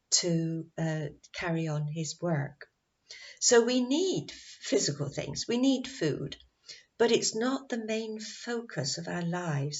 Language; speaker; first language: English; native; English